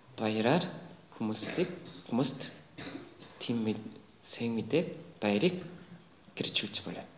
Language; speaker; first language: Mongolian; non-native, fluent; Korean